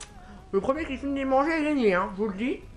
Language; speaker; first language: French; native; French